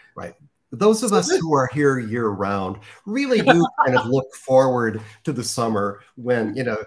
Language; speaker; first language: English; native; English